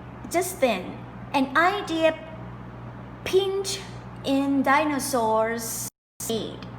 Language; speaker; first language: English; non-native, fluent; Thai